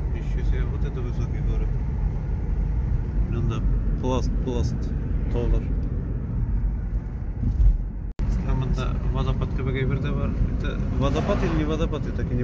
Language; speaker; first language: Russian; non-native, local second language; Tatar